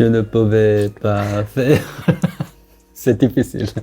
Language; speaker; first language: French; non-native, learner; Korean